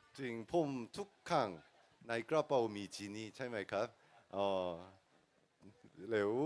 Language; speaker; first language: Thai; non-native, learner; Korean